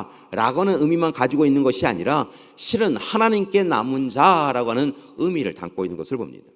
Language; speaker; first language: Korean; native; Korean